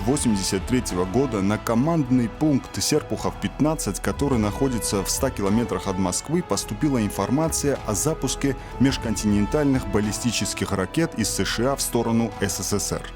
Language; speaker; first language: Russian; native; Russian